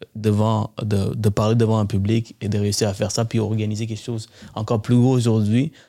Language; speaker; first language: French; early bilingual, other home language; Tamil